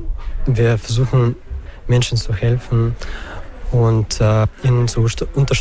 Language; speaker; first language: German; non-native, fluent; Ukrainian